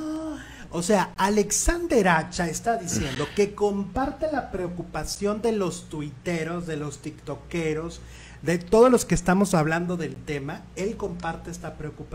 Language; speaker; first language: Spanish; native; Spanish